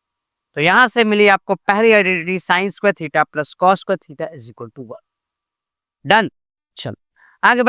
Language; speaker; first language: Hindi; non-native, local second language; Gujarati